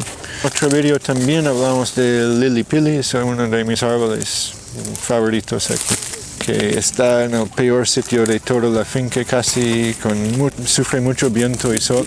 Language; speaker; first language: Spanish; non-native, fluent; English